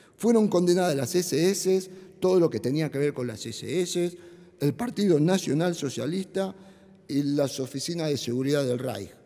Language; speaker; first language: Spanish; native; Spanish